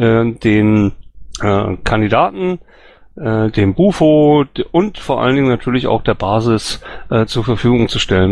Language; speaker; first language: German; native; German